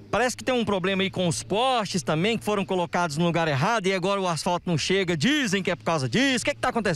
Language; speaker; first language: Portuguese; native; Portuguese